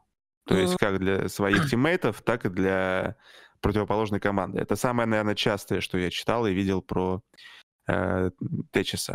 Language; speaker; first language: Russian; native; Russian